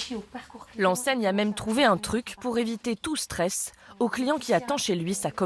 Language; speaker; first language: French; native; French